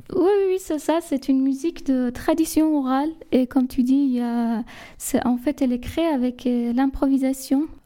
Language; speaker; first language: French; non-native, fluent; Persian